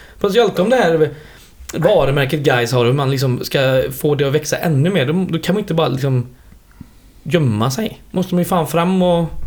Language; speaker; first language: Swedish; native; Swedish